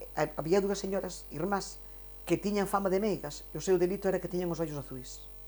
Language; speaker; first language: Galician; non-native, local second language; Spanish